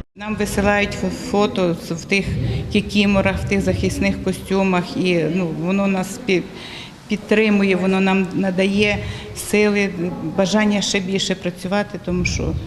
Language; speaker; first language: Ukrainian; native; Ukrainian